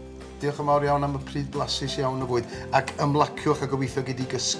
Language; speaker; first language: Welsh; native; Welsh